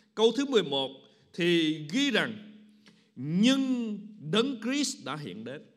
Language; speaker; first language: Vietnamese; native; Vietnamese